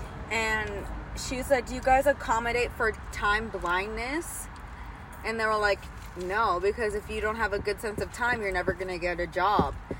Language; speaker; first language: English; early bilingual, other home language; Spanish